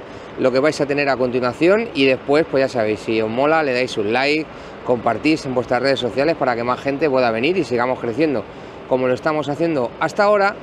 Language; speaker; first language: Spanish; native; Spanish